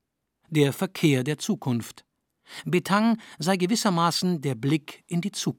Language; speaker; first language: German; native; German